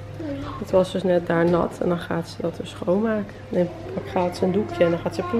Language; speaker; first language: Dutch; native; Dutch